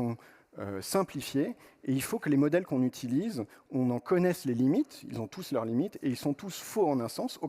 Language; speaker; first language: French; native; French